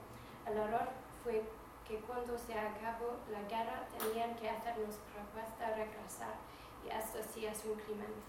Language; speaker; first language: Spanish; non-native, fluent; English